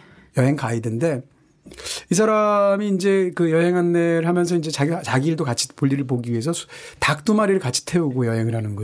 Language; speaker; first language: Korean; native; Korean